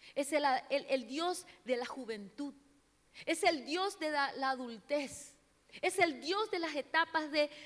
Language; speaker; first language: Spanish; non-native, local second language; Portuguese